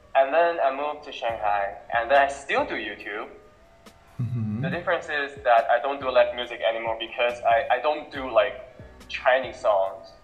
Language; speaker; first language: English; non-native, local second language; Cantonese